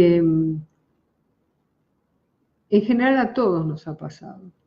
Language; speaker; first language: Spanish; native; Spanish